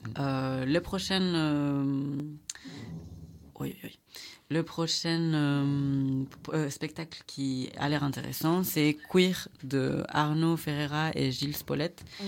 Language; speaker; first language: French; non-native, fluent; Spanish